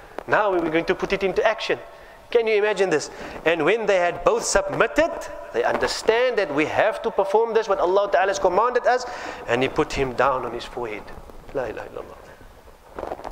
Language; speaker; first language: English; native; English